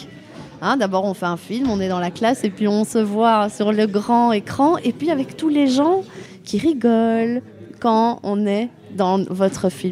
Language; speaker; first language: French; native; French